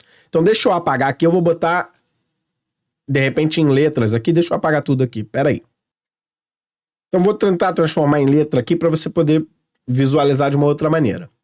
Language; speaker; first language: Portuguese; native; Portuguese